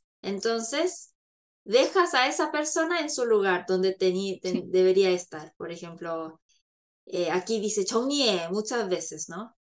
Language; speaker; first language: Spanish; non-native, fluent; Korean